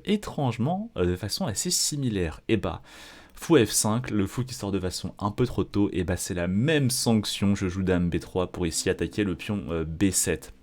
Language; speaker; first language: French; native; French